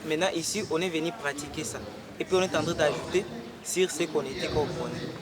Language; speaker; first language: French; non-native, learner; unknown